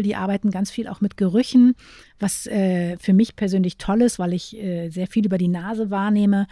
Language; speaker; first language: German; native; German